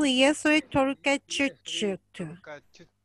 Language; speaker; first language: Russian; non-native, learner; Japanese